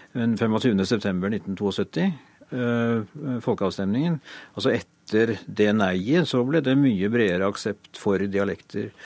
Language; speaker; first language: Norwegian; native; Norwegian